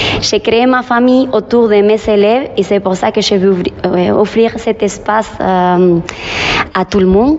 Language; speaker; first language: French; non-native, fluent; Spanish